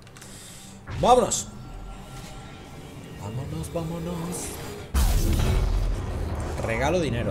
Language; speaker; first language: Spanish; native; Spanish